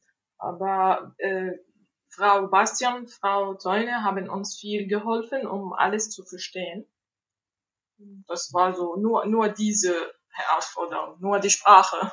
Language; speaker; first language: German; non-native, learner; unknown